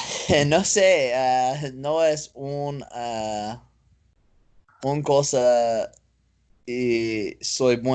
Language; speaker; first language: Spanish; non-native, learner; English